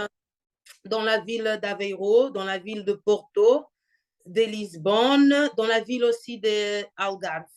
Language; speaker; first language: French; non-native, fluent; Portuguese